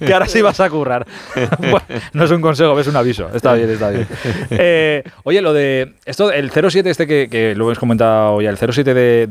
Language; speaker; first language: Spanish; native; Spanish